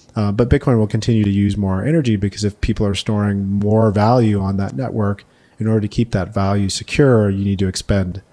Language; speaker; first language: English; native; English